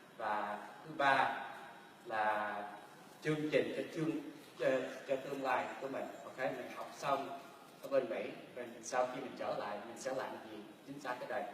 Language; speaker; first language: Vietnamese; early bilingual, heritage; Vietnamese